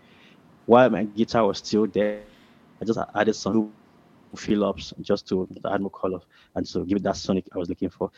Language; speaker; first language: English; non-native, local second language; Ibibio